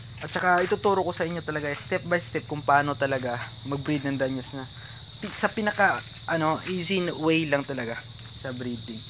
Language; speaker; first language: Filipino; non-native, local second language; Cebuano